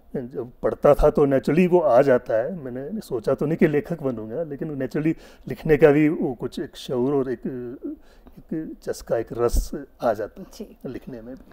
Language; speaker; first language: Hindi; non-native, local second language; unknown